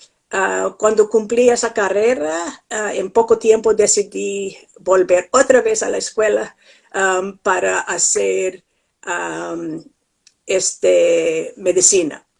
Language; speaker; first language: Spanish; non-native, fluent; English